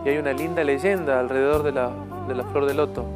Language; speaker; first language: Spanish; native; Spanish